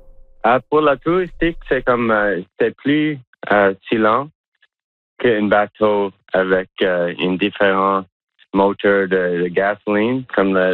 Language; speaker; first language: French; non-native, local second language; English